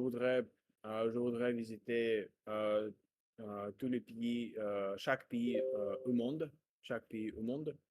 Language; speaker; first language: French; non-native, learner; Russian